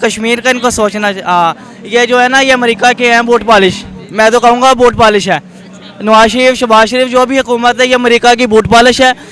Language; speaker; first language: Urdu; non-native, local second language; Punjabi